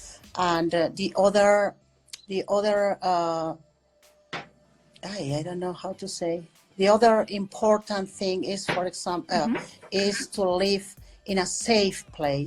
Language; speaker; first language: English; non-native, fluent; Spanish